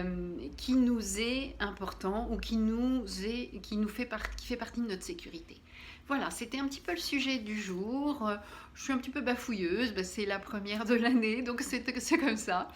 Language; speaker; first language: French; native; French